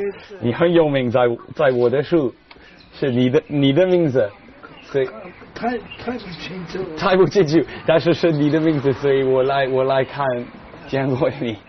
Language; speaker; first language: Chinese; non-native, learner; English